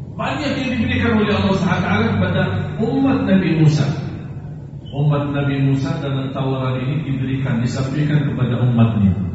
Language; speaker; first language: Indonesian; non-native, fluent; Arabic